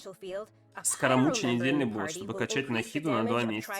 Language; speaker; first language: Russian; native; Russian